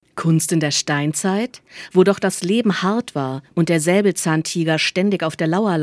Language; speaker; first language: German; native; German